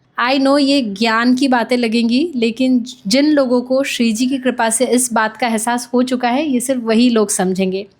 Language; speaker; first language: Hindi; non-native, local second language; Bangla